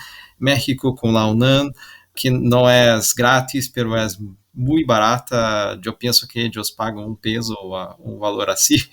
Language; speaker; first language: Portuguese; non-native, learner; Spanish